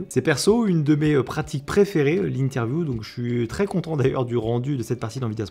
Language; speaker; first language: French; native; French